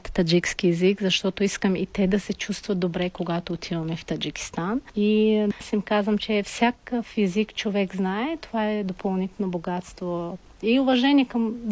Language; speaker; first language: Bulgarian; non-native, fluent; Tajik